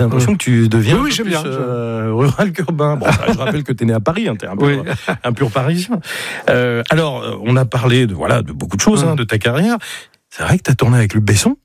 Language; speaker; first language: French; native; French